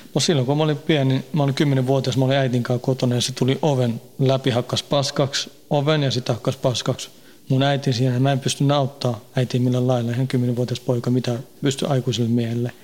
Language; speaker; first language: Finnish; early bilingual, heritage; Finnish